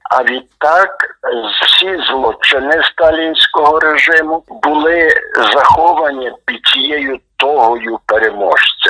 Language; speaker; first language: Ukrainian; native; Ukrainian